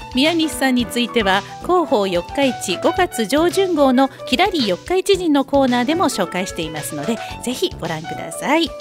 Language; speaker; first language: Japanese; native; Japanese